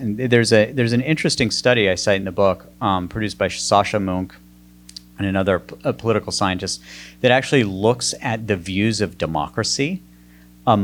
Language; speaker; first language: English; native; English